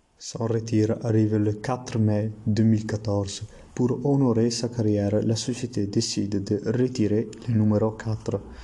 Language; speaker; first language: French; non-native, learner; Italian